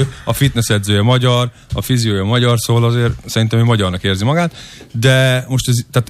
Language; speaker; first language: Hungarian; native; Hungarian